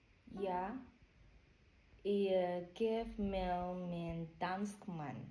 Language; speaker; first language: Danish; non-native, learner; Filipino